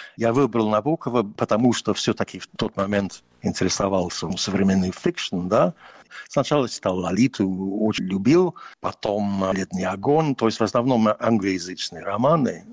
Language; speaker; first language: Russian; non-native, fluent; English